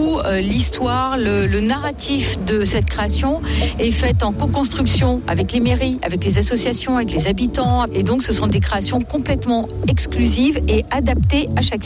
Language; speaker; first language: French; native; French